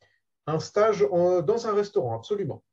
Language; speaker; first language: French; native; French